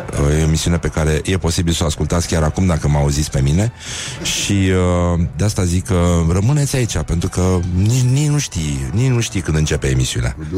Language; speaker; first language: Romanian; native; Romanian